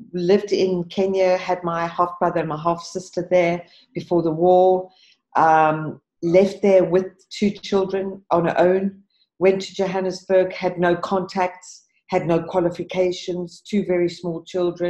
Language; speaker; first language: English; native; English